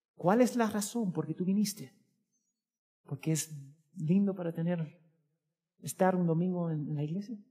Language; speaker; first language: Spanish; early bilingual, heritage; Spanish